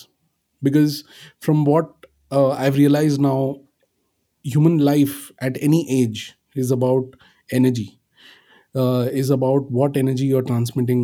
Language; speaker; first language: English; non-native, local second language; Marathi